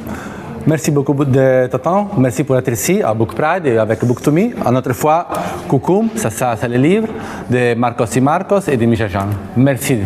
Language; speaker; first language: French; non-native, learner; Italian